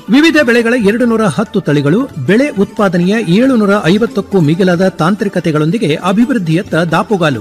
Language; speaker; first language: Kannada; native; Kannada